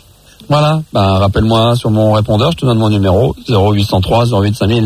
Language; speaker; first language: French; native; French